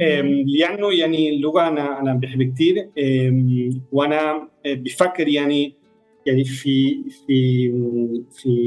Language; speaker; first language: Arabic; non-native, fluent; Spanish